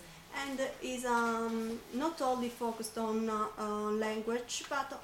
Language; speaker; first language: English; non-native, fluent; Italian